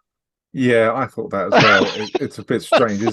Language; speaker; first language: English; native; English